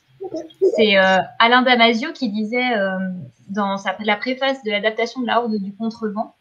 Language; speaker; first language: French; native; French